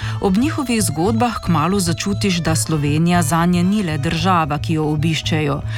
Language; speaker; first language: Slovenian; native; Slovenian